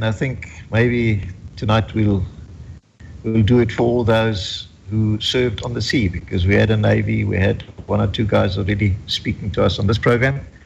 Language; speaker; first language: English; non-native, local second language; Afrikaans